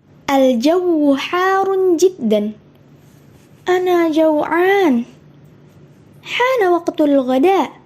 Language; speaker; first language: Arabic; non-native, learner; Indonesian